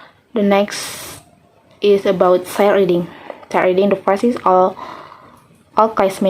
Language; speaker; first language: English; non-native, learner; Indonesian